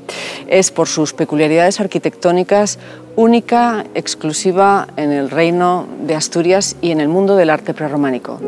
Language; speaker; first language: Spanish; native; Spanish